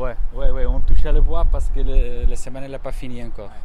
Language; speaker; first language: French; non-native, learner; Dutch